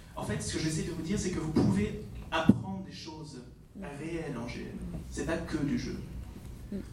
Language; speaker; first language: French; non-native, fluent; Dutch